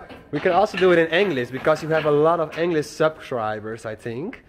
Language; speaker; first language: English; non-native, learner; Western Frisian